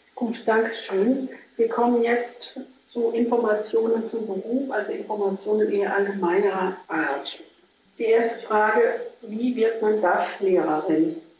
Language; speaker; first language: German; native; German